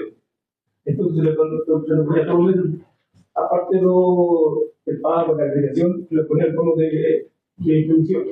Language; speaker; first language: Spanish; native; Spanish